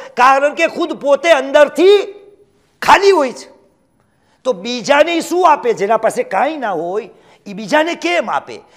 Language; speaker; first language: Gujarati; early bilingual, heritage; Gujarati